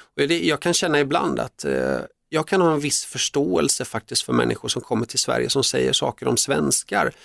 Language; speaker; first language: Swedish; early bilingual, other home language; Finnish